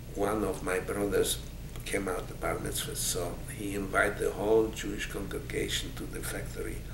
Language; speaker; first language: English; non-native, fluent; Polish